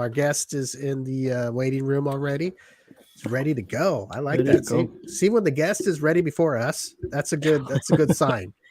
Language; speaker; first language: English; native; English